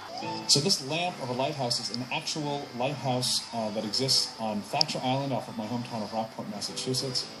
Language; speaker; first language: English; native; English